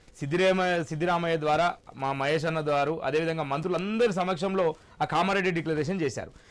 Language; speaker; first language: Telugu; native; Telugu